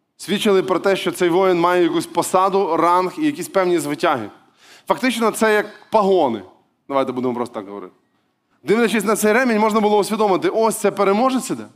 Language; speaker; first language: Ukrainian; non-native, local second language; Russian